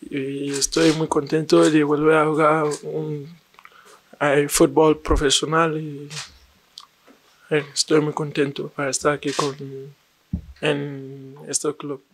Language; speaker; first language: Spanish; non-native, learner; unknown